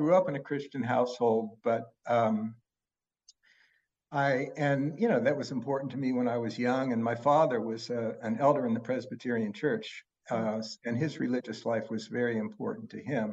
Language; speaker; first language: English; native; English